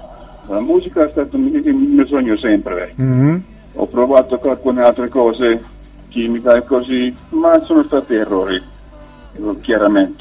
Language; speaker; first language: Italian; non-native, learner; Finnish